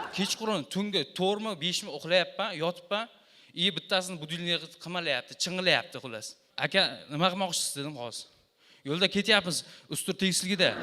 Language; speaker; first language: Uzbek; non-native, local second language; Kara-Kalpak